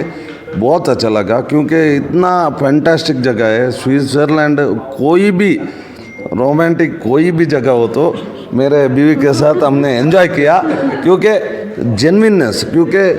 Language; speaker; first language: Hindi; non-native, local second language; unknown